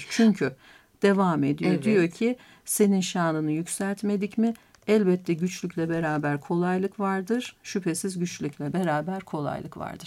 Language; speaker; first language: Turkish; native; Turkish